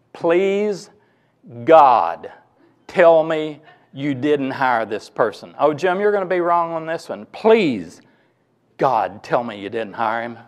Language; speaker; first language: English; native; English